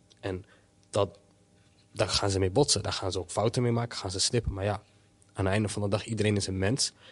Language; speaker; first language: Dutch; early bilingual, other home language; Somali